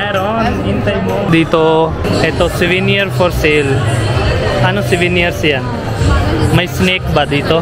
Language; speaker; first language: Filipino; non-native, learner; Hindi